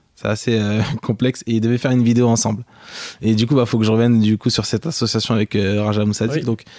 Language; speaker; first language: French; native; French